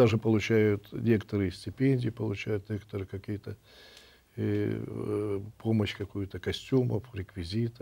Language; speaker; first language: Russian; native; Russian